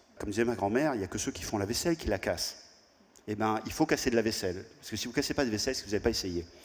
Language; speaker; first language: French; native; French